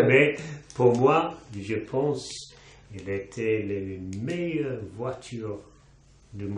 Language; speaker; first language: French; non-native, learner; English